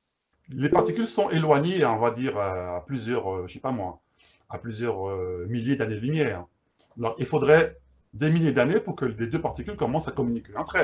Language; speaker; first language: French; native; French